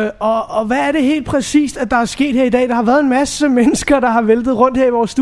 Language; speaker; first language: Danish; native; Danish